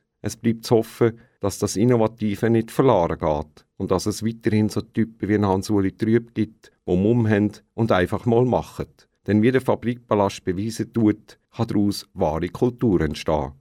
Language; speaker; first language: German; native; German